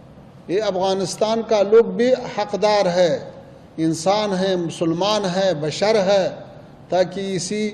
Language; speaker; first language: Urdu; non-native, fluent; Pashto